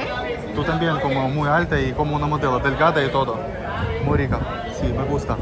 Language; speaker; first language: Spanish; non-native, learner; Russian